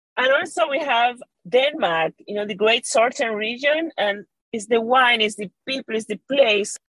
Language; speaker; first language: English; non-native, fluent; Spanish